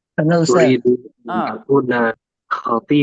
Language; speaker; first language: Arabic; non-native, learner; Indonesian